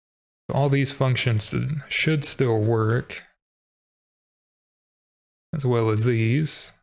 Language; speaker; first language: English; native; English